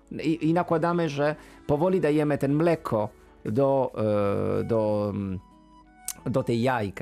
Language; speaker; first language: Polish; non-native, fluent; Italian